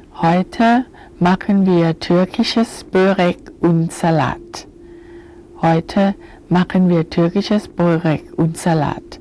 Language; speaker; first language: German; non-native, fluent; Thai